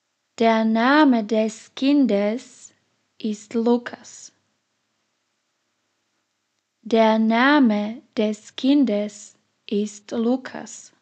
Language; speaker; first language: German; non-native, fluent; Slovak